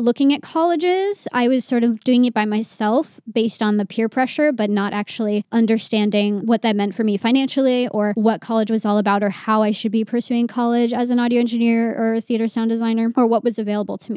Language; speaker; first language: English; native; English